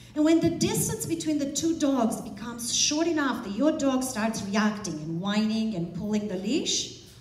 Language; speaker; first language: English; non-native, fluent; Romanian